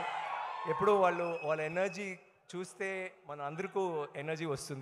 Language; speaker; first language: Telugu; non-native, learner; Tamil